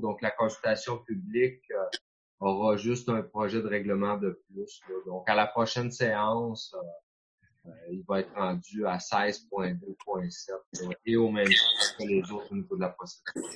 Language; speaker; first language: French; native; French